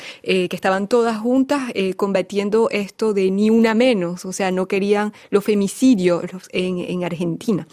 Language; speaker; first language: Spanish; native; Spanish